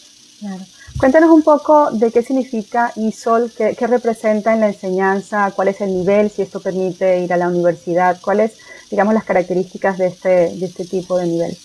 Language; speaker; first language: Spanish; native; Spanish